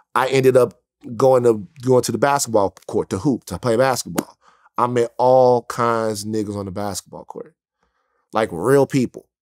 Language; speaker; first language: English; native; English